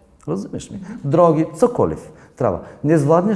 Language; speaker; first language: Czech; non-native, fluent; Bulgarian